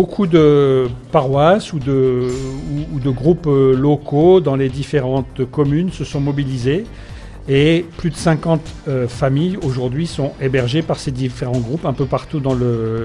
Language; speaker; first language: French; native; French